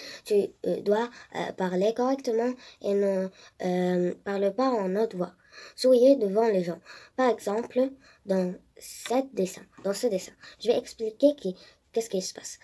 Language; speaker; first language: French; non-native, learner; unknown